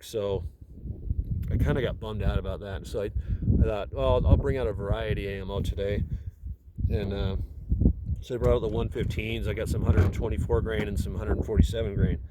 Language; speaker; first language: English; native; English